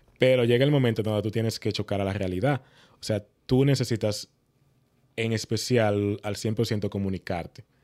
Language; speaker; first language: Spanish; native; Spanish